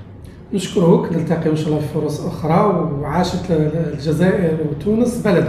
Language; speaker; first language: Arabic; native; Arabic